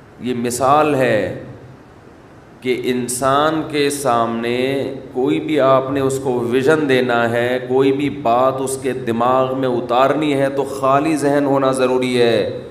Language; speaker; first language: Urdu; native; Urdu